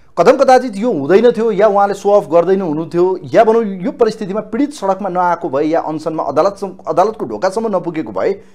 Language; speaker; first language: Nepali; native; Nepali